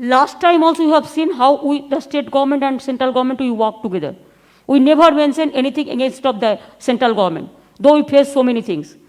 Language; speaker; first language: English; non-native, local second language; Bangla